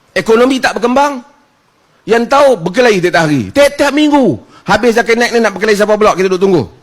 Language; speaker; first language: Malay; native; Malay